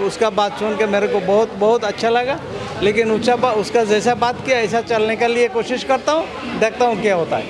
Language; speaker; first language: Hindi; non-native, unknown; Bangla